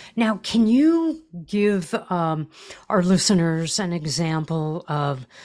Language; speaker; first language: English; native; English